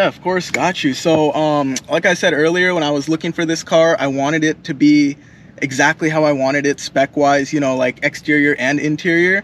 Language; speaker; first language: English; native; English